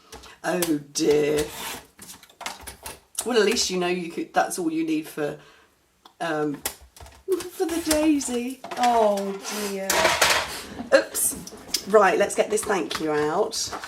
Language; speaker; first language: English; native; English